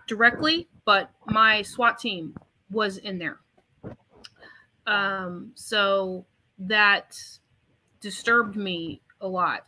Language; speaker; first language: English; native; English